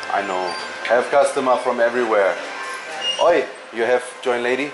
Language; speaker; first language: English; non-native, learner; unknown